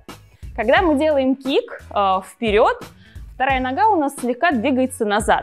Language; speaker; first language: Russian; native; Russian